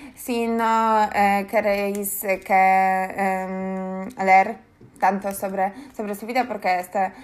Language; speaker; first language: Spanish; non-native, learner; Polish